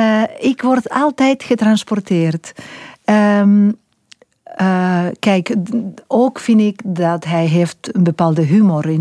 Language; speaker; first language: Dutch; non-native, fluent; French